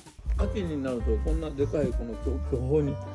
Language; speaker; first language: Japanese; native; Japanese